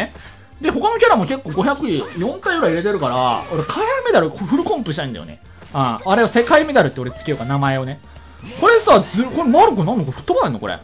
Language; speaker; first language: Japanese; native; Japanese